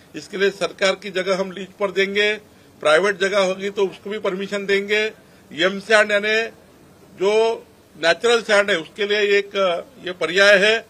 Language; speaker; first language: Hindi; non-native, local second language; Marathi